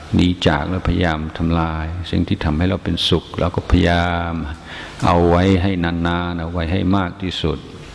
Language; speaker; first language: Thai; non-native, fluent; English